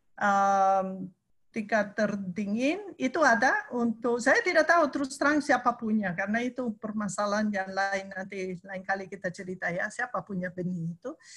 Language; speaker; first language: Indonesian; non-native, fluent; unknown